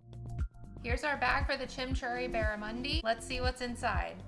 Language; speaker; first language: English; native; English